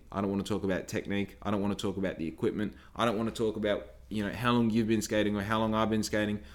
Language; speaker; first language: English; native; English